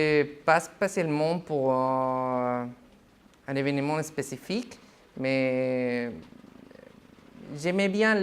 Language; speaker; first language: French; non-native, fluent; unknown